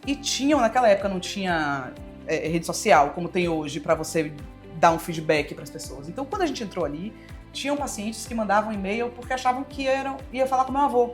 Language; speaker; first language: Portuguese; early bilingual, heritage; Portuguese